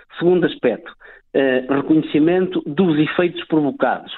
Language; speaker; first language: Portuguese; native; Portuguese